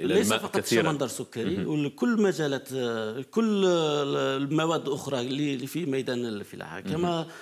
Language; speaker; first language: Arabic; non-native, fluent; Turkish